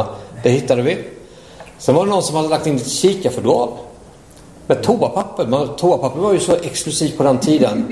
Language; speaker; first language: Swedish; native; Swedish